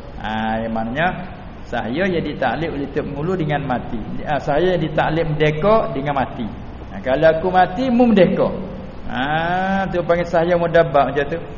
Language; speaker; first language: Malay; native; Malay